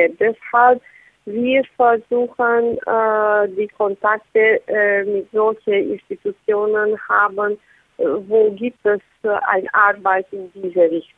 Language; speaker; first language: German; non-native, fluent; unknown